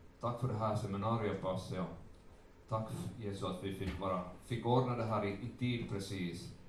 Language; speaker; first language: Swedish; native; Swedish